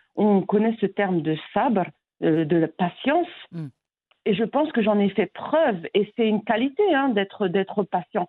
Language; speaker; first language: French; non-native, local second language; Arabic